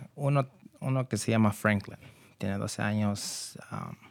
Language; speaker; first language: Spanish; early bilingual, heritage; Spanish